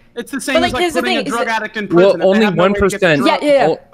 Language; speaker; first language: English; non-native, fluent; French